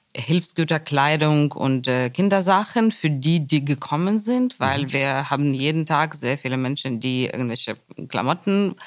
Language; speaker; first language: German; non-native, fluent; Ukrainian